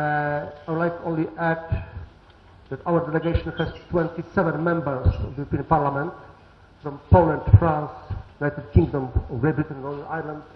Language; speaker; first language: English; non-native, learner; Polish